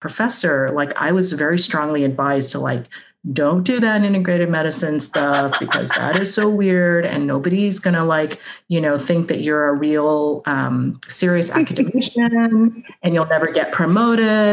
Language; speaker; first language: English; non-native, local second language; Cantonese